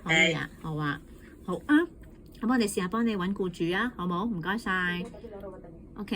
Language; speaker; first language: Cantonese; native; Cantonese